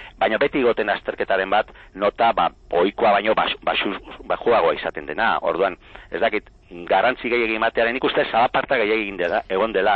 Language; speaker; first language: Basque; native; Basque